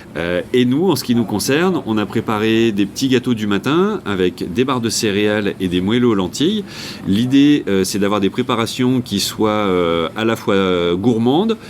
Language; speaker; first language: French; native; French